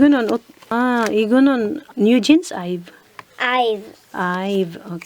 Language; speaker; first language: Korean; non-native, learner; Filipino